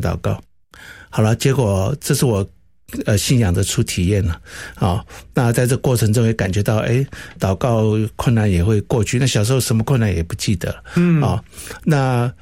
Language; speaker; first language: Chinese; non-native, local second language; Cantonese